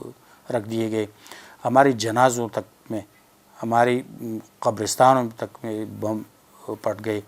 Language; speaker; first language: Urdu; non-native, local second language; Pashto